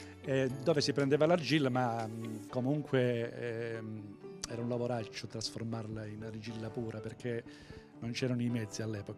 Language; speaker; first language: Italian; native; Italian